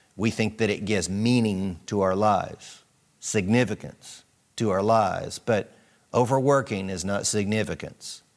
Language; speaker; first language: English; native; English